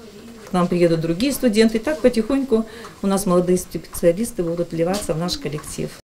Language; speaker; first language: Russian; native; Russian